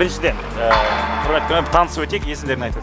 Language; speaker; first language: Kazakh; native; Kazakh